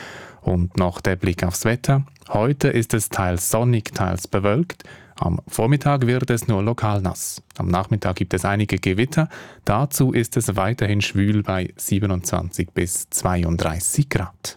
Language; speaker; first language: German; native; German